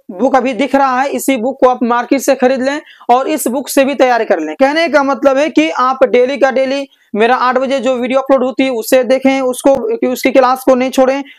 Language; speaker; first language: Hindi; native; Hindi